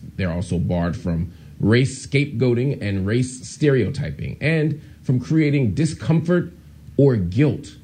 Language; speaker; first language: English; native; English